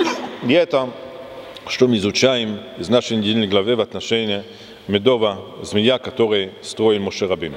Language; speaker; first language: Russian; non-native, fluent; German